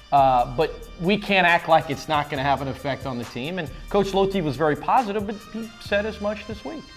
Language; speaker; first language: English; native; English